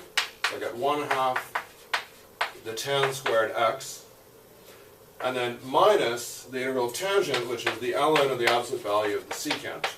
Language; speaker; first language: English; native; English